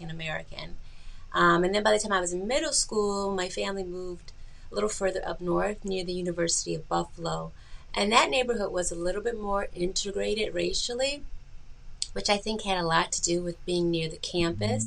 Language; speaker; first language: English; native; English